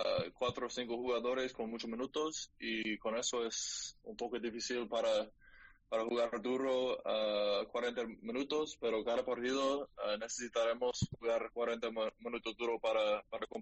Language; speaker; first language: Spanish; non-native, learner; English